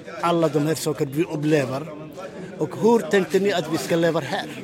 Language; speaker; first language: Swedish; non-native, fluent; Somali